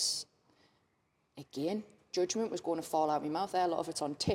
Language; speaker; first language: English; native; English